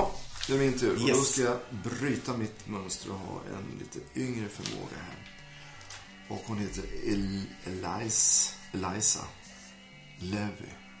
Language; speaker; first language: Swedish; native; Swedish